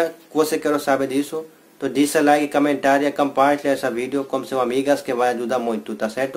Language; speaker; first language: Portuguese; non-native, learner; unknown